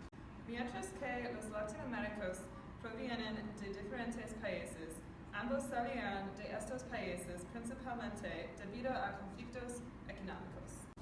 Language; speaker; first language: Spanish; non-native, learner; English